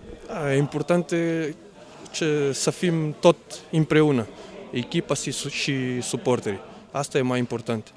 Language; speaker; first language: Romanian; non-native, learner; Portuguese